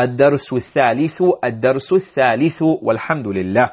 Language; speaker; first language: Arabic; non-native, fluent; English